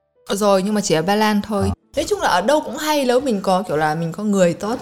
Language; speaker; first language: Vietnamese; early bilingual, heritage; Vietnamese